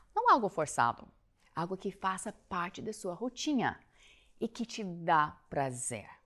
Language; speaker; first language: Portuguese; non-native, fluent; English